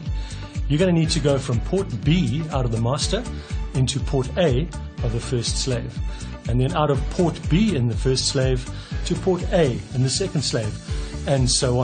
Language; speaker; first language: English; native; English